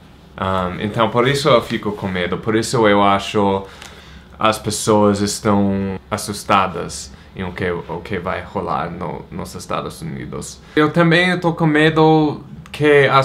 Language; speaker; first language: Portuguese; non-native, fluent; English